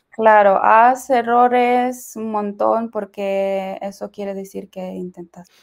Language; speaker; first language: Spanish; non-native, fluent; Ukrainian